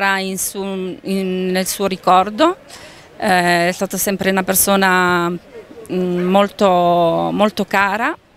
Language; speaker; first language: Italian; native; Italian